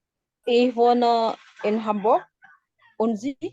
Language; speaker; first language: German; non-native, learner; Indonesian